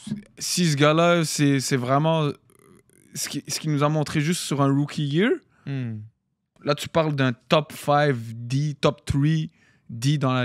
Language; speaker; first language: French; native; French